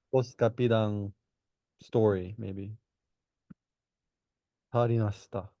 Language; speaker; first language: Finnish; non-native, learner; English